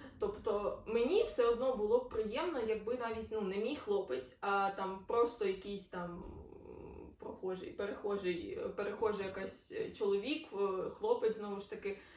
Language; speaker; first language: Ukrainian; non-native, local second language; Russian